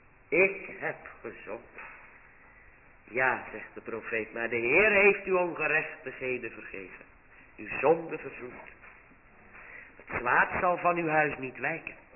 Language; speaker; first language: Dutch; native; Dutch